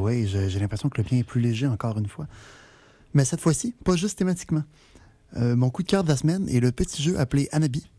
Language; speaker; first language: French; native; French